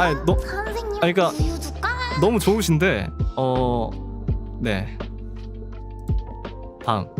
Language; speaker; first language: Korean; native; Korean